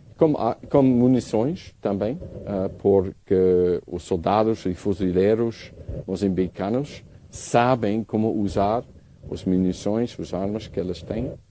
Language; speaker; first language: Portuguese; non-native, learner; English